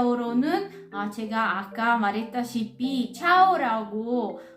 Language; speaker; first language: Korean; non-native, learner; Italian